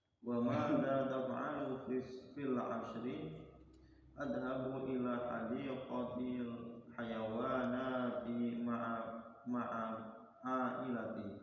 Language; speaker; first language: Arabic; non-native, learner; Indonesian